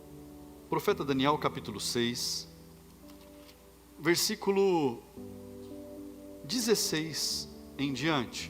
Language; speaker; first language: Portuguese; native; Portuguese